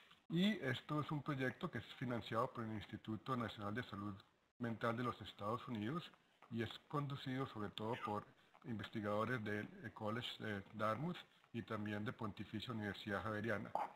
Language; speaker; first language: Spanish; native; Spanish